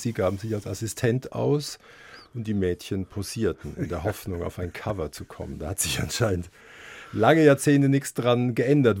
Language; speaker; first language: German; native; German